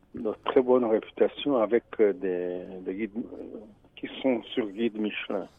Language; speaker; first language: French; non-native, local second language; Rundi